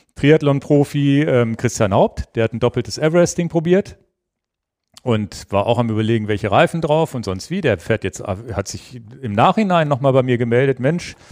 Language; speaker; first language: German; native; German